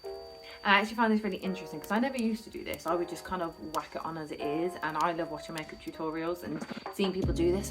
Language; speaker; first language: English; native; English